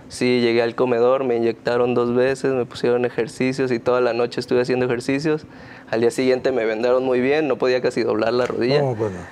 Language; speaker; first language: Spanish; native; Spanish